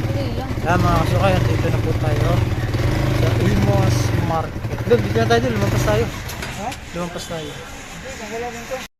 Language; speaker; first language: Filipino; native; Filipino